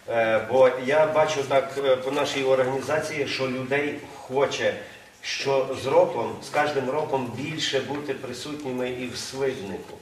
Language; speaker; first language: Ukrainian; native; Ukrainian